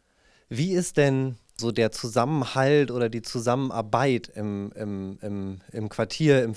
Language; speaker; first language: German; native; German